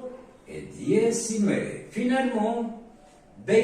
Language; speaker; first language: French; non-native, fluent; Spanish